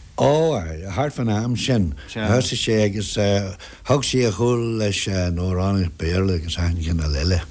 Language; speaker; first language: Irish; non-native, local second language; English